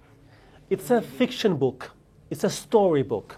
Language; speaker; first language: English; non-native, fluent; Amharic